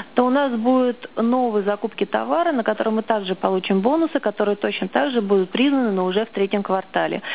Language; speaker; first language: Russian; native; Russian